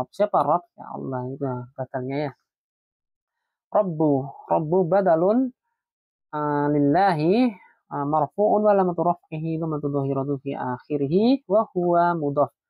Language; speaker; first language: Arabic; non-native, fluent; Indonesian